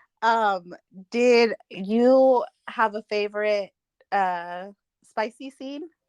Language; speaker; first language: English; native; English